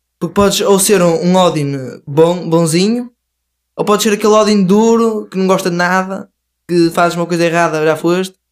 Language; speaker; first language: Portuguese; native; Portuguese